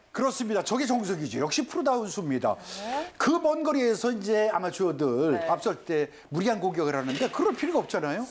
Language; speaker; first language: Korean; native; Korean